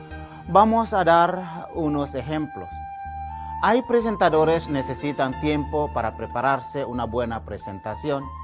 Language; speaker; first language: Spanish; non-native, fluent; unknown